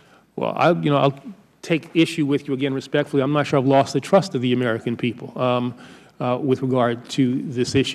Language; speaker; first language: English; native; English